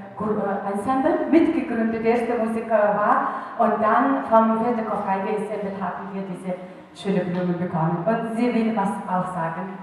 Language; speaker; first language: German; non-native, learner; Mongolian